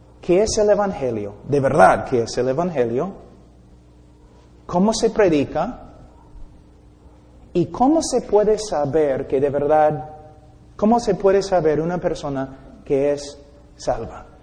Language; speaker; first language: Spanish; non-native, fluent; English